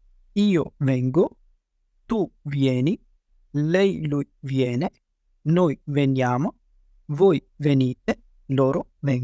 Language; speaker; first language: Italian; non-native, fluent; Urdu